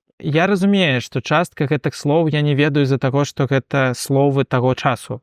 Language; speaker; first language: Belarusian; non-native, local second language; Russian